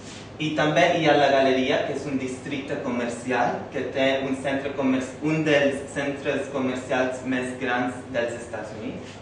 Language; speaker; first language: Catalan; non-native, fluent; English